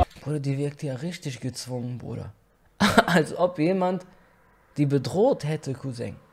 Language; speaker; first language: German; native; German